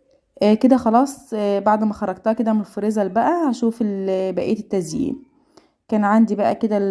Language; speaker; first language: Arabic; native; Arabic